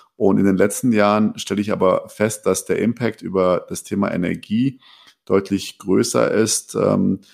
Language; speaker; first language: German; early bilingual, other home language; Persian